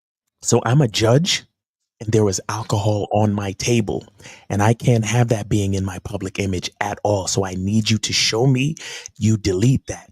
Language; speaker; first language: English; native; English